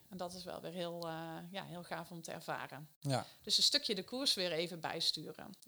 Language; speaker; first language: Dutch; native; Dutch